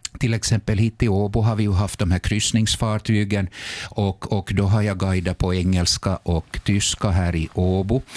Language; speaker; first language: Swedish; native; Swedish